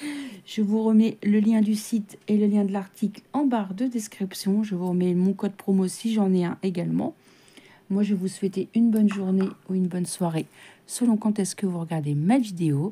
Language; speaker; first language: French; native; French